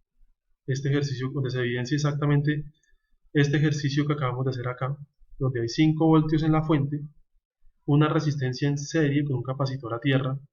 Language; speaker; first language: Spanish; native; Spanish